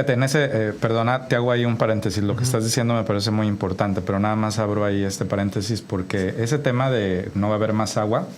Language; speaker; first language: Spanish; native; Spanish